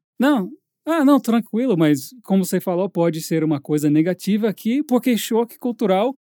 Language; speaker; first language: Portuguese; non-native, fluent; English